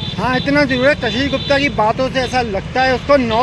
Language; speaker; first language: Hindi; native; Hindi